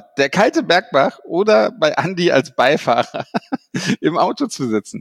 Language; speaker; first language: German; native; German